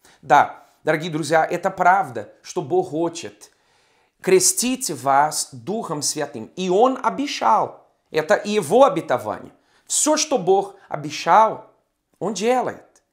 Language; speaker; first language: Russian; non-native, fluent; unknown